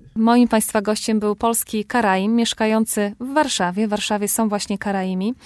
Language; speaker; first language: Polish; native; Polish